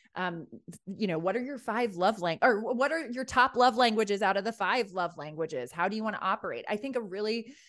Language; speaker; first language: English; native; English